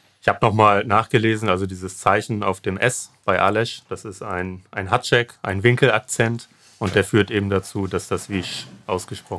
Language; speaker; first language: German; native; German